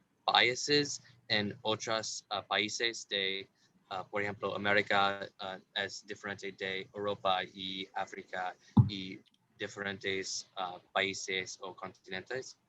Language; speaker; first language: Spanish; non-native, learner; English